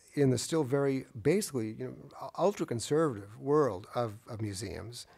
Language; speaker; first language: English; native; English